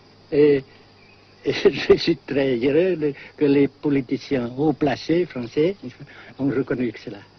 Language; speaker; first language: French; non-native, local second language; Vietnamese